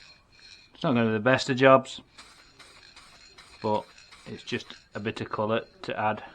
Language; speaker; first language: English; native; English